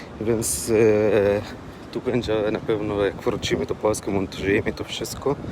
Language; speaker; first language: Polish; non-native, learner; Arabic